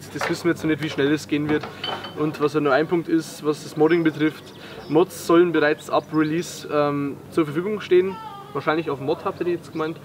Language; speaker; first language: German; native; German